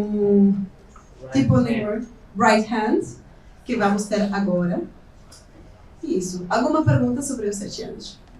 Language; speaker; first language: Portuguese; non-native, fluent; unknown